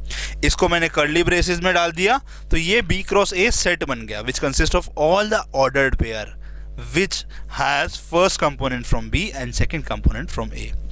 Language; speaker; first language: Hindi; native; Hindi